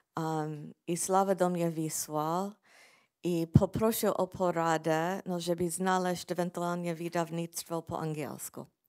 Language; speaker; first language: Polish; non-native, fluent; English